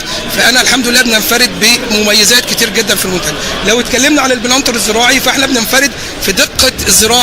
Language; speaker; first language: Arabic; native; Arabic